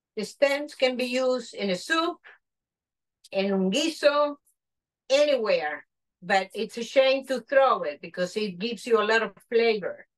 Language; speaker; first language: English; non-native, fluent; Spanish